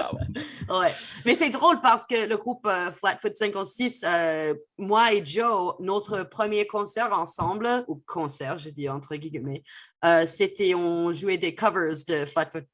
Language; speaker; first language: French; non-native, fluent; English